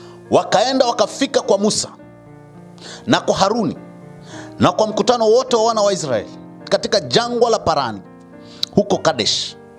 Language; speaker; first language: Swahili; native; Swahili